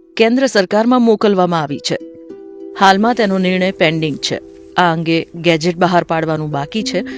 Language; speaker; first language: Gujarati; native; Gujarati